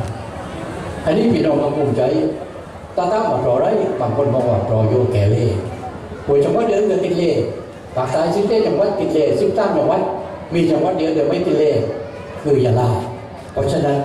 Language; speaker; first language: Thai; native; Thai